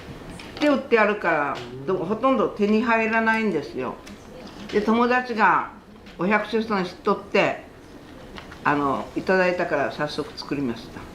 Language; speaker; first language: Japanese; native; Japanese